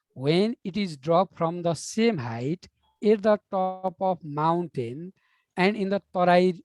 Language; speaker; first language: English; non-native, local second language; Nepali